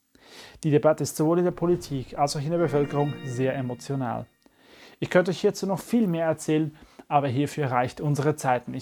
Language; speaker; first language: German; native; German